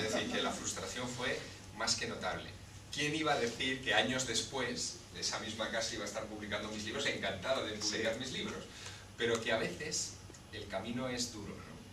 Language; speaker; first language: Spanish; native; Spanish